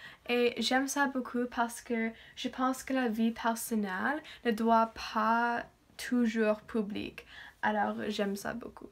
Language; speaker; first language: French; non-native, learner; English